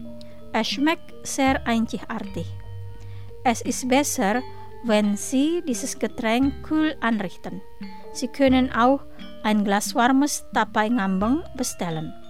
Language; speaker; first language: German; non-native, fluent; Indonesian